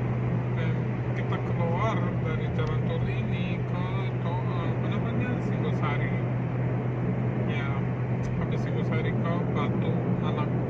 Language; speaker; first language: Indonesian; non-native, learner; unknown